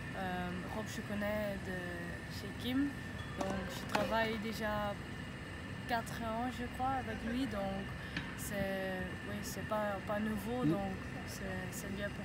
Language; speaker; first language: French; non-native, learner; Dutch